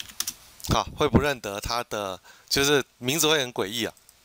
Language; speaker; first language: Chinese; native; Chinese